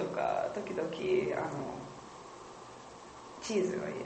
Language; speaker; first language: Japanese; non-native, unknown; English